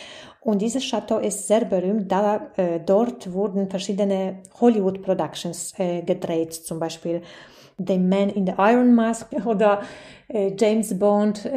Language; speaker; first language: German; non-native, fluent; Polish